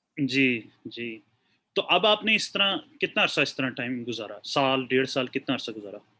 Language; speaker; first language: Urdu; native; Urdu